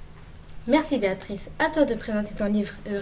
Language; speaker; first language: French; native; French